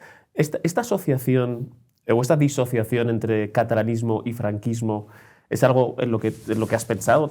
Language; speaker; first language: Spanish; native; Spanish